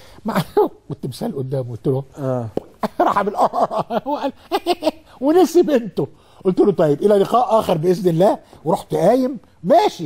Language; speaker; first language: Arabic; native; Arabic